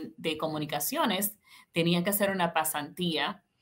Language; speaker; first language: Spanish; native; Spanish